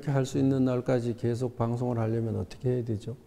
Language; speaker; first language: Korean; native; Korean